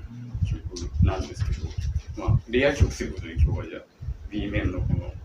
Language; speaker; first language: Japanese; native; Japanese